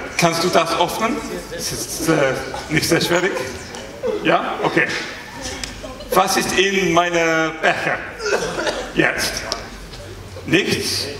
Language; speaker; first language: German; non-native, learner; English